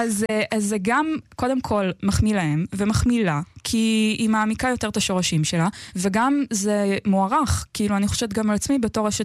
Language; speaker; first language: Hebrew; native; Hebrew